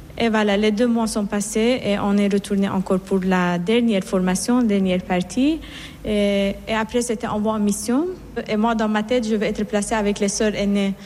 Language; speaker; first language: French; non-native, fluent; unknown